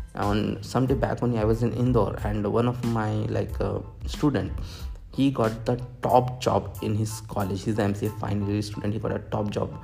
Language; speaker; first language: English; non-native, local second language; Hindi